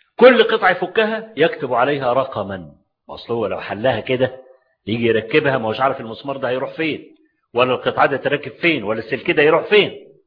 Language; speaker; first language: Arabic; native; Arabic